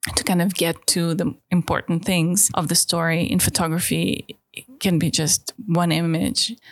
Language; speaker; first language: English; non-native, fluent; Russian